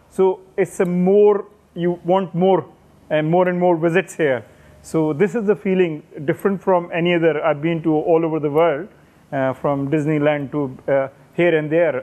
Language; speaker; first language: English; non-native, local second language; Urdu